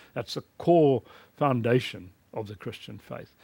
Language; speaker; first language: English; native; English